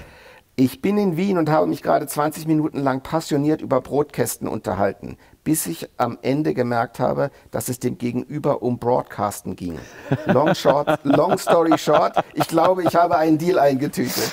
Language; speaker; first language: German; native; German